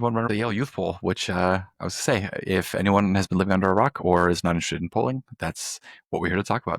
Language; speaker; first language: English; native; English